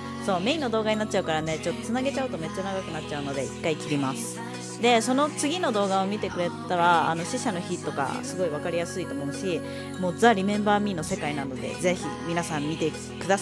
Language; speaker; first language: Japanese; native; Japanese